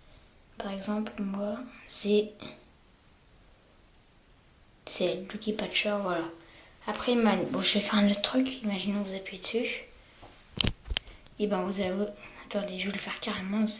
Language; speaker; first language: French; native; French